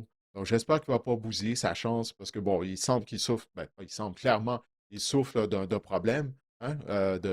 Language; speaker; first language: French; native; French